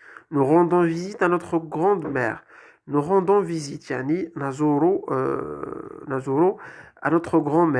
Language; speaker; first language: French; non-native, local second language; Arabic